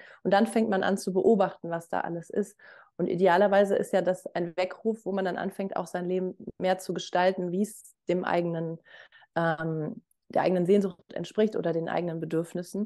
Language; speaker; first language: German; native; German